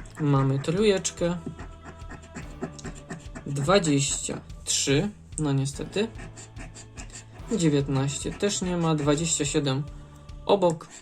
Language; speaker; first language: Polish; native; Polish